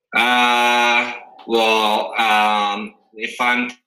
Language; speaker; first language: English; early bilingual, other home language; Korean